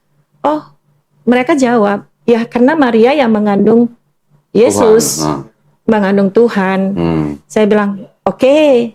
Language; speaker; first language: Indonesian; native; Indonesian